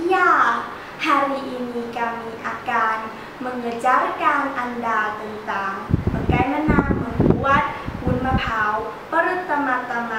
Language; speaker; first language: Indonesian; non-native, learner; Thai